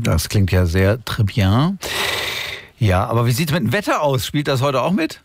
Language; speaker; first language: German; native; German